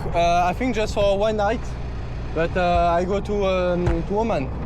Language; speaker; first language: English; non-native, learner; French